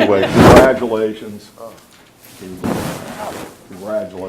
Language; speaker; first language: English; native; English